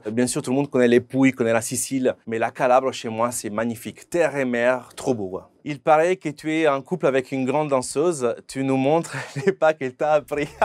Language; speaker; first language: French; non-native, fluent; Italian